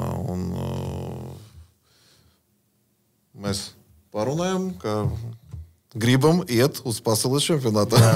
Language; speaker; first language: Latvian; non-native, learner; Russian